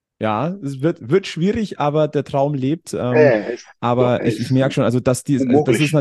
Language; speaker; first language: German; native; German